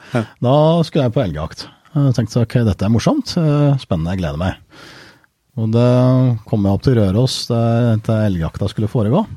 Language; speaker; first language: Norwegian; early bilingual, heritage; Norwegian